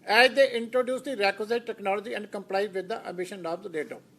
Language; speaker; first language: English; non-native, local second language; Punjabi